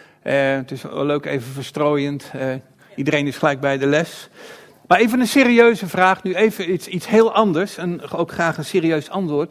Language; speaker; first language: Dutch; native; Dutch